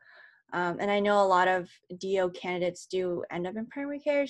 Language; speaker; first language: English; native; English